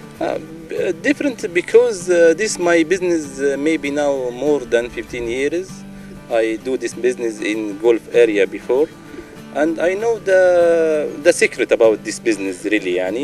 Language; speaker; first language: English; non-native, learner; Arabic